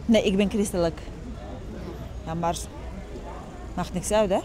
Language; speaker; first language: Dutch; non-native, learner; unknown